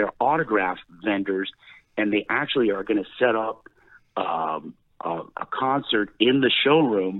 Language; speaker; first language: English; native; English